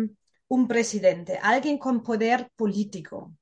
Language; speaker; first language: Spanish; non-native, fluent; German